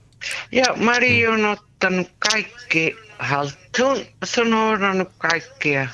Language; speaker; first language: Finnish; non-native, local second language; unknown